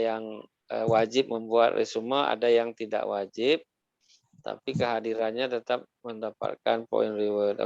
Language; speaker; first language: Indonesian; native; Indonesian